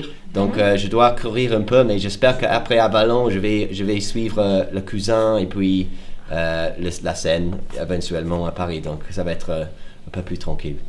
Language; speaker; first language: French; non-native, fluent; English